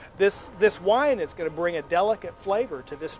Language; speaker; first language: English; native; English